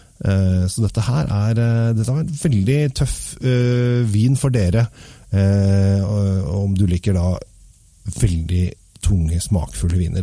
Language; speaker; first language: Norwegian; native; Norwegian